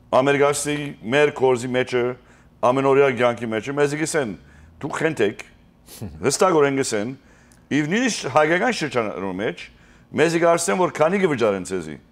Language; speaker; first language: Armenian; early bilingual, heritage; Armenian